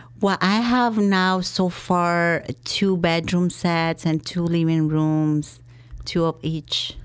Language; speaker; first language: English; non-native, fluent; Spanish